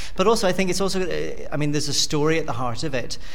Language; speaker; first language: English; native; English